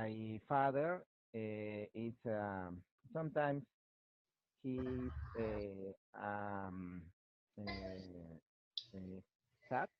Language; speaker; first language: English; non-native, learner; Spanish